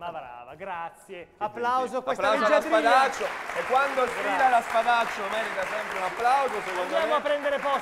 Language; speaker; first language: Italian; native; Italian